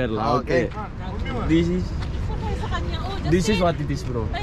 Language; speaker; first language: English; non-native, learner; Javanese